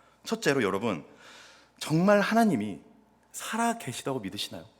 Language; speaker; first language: Korean; native; Korean